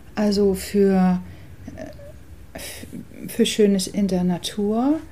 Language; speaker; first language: German; early bilingual, other home language; English